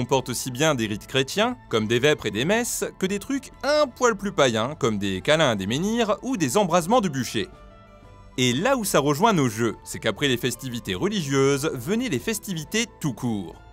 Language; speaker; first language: French; native; French